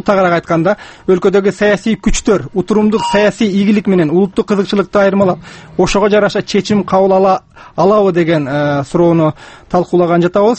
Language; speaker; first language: Kyrgyz; native; Kyrgyz